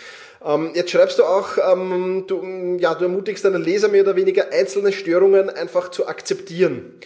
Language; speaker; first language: German; native; German